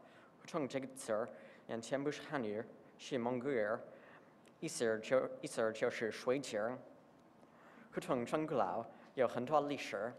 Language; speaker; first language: Chinese; non-native, learner; English